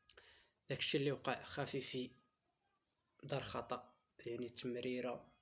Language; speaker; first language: Arabic; native; Arabic